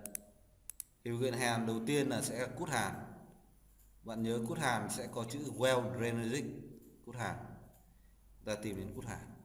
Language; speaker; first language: Vietnamese; native; Vietnamese